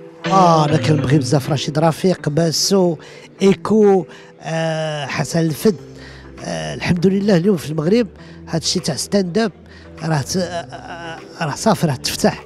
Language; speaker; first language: Arabic; early bilingual, heritage; Arabic